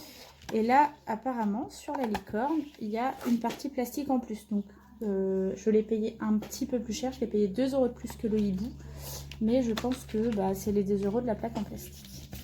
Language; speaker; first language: French; native; French